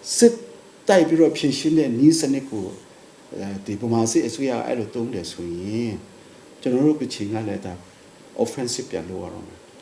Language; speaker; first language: Burmese; non-native, local second language; Kachin